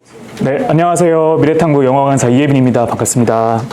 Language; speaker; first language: Korean; native; Korean